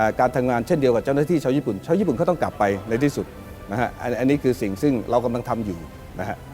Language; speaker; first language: Thai; native; Thai